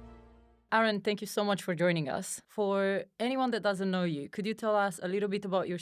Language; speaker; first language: English; non-native, fluent; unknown